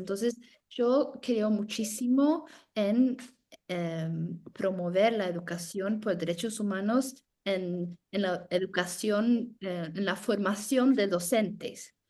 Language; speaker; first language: Spanish; non-native, fluent; Norwegian